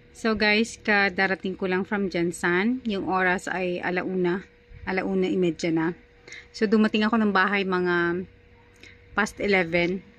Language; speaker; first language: Filipino; non-native, local second language; Hiligaynon